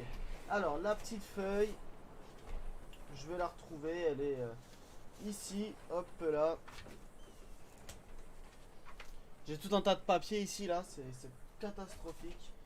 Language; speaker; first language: French; native; French